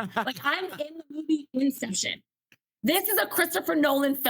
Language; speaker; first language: English; native; English